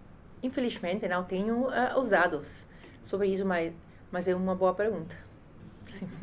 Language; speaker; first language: Portuguese; non-native, fluent; Spanish